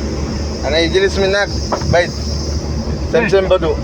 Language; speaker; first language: Arabic; non-native, learner; Malayalam